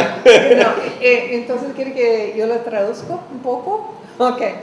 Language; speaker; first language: Spanish; non-native, fluent; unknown